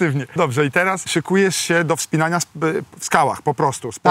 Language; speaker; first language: Polish; native; Polish